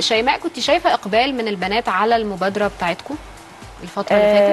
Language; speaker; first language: Arabic; native; Arabic